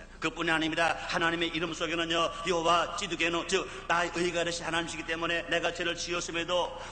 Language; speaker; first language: Korean; native; Korean